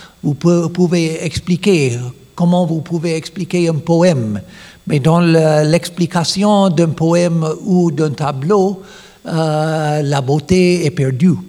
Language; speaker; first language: French; non-native, fluent; English